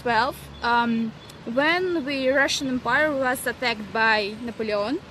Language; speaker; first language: English; non-native, learner; Russian